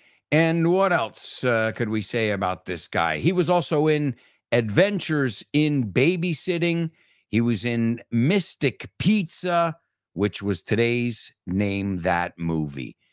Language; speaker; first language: English; native; English